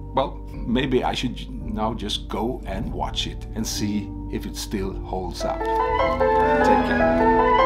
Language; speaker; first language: English; non-native, fluent; Swedish